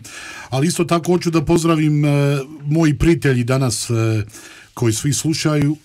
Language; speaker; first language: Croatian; early bilingual, heritage; Croatian